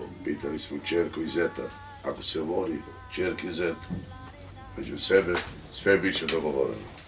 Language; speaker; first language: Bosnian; non-native, local second language; Romany